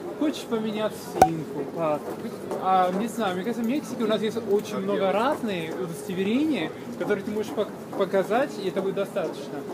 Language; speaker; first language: Russian; non-native, fluent; Spanish